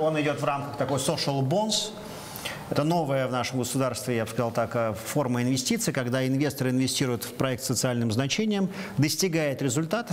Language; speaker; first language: Russian; native; Russian